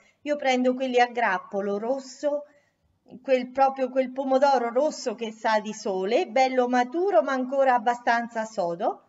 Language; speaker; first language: Italian; native; Italian